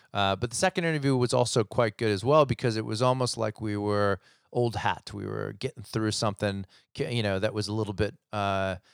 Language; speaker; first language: English; native; English